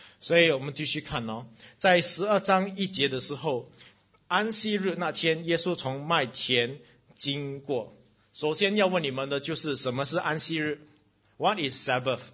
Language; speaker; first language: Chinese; native; Chinese